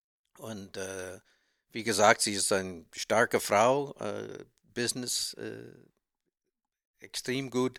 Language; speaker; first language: German; non-native, learner; English